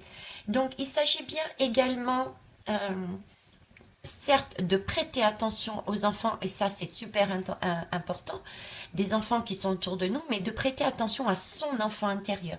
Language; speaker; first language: French; native; French